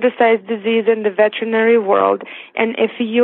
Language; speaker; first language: English; non-native, fluent; Russian